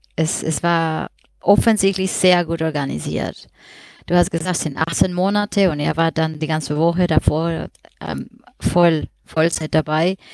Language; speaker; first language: German; non-native, fluent; Spanish